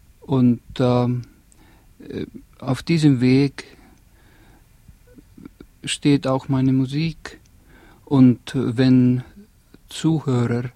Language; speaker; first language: German; non-native, fluent; Estonian